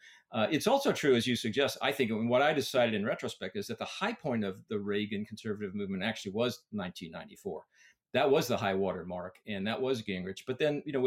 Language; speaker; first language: English; native; English